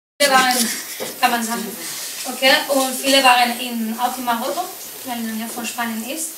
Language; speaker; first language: German; non-native, learner; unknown